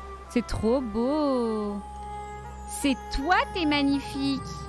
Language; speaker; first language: French; native; French